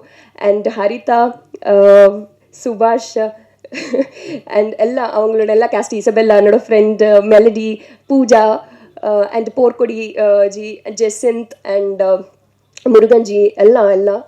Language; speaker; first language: Tamil; non-native, learner; Telugu